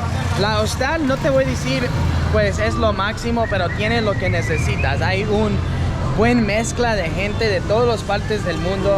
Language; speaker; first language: Spanish; non-native, fluent; English